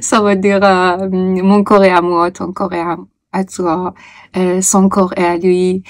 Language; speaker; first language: French; non-native, fluent; Persian